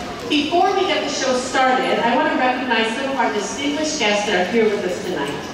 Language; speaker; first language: English; early bilingual, other home language; Spanish